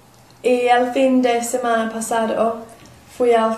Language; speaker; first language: Spanish; non-native, learner; English